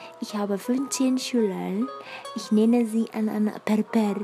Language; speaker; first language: German; non-native, fluent; Indonesian